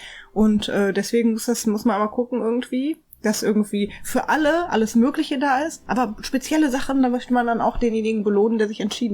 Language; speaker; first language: German; native; German